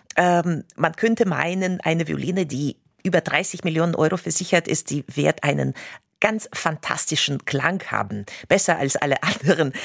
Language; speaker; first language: German; non-native, fluent; Russian